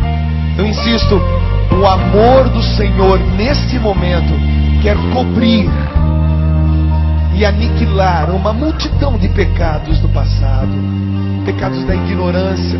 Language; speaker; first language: Portuguese; native; Portuguese